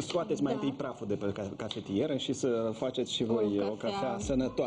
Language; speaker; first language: Romanian; native; Romanian